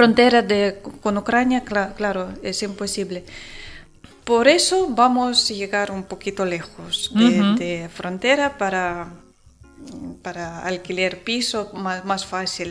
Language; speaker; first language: Spanish; non-native, learner; Ukrainian